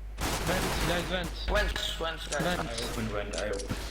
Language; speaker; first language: English; non-native, learner; Polish